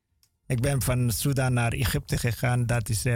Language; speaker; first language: Dutch; non-native, learner; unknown